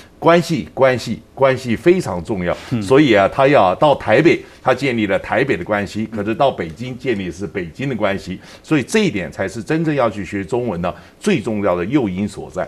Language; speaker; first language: Chinese; native; Chinese